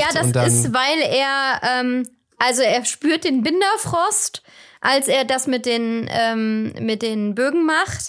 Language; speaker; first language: German; native; German